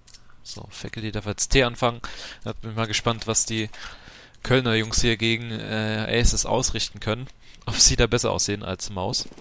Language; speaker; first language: German; native; German